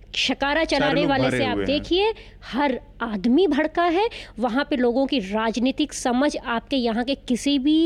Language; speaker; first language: Hindi; native; Hindi